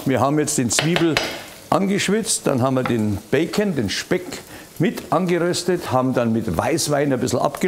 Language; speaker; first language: German; native; German